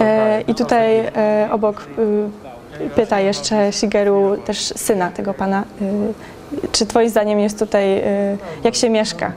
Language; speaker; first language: Polish; native; Polish